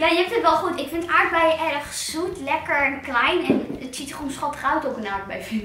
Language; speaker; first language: Dutch; native; Dutch